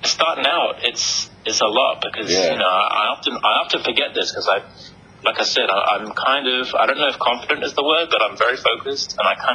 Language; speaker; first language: English; native; English